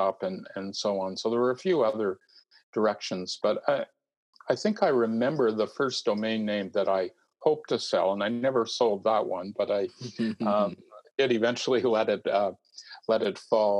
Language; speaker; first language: English; native; English